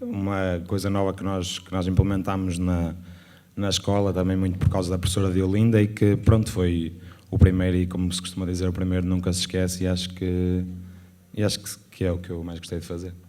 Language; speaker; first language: Portuguese; native; Portuguese